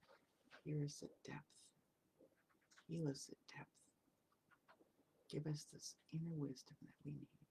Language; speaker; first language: English; native; English